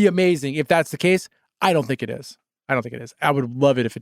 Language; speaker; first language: English; native; English